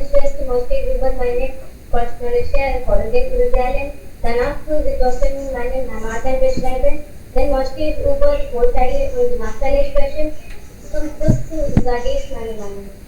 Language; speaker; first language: German; non-native, learner; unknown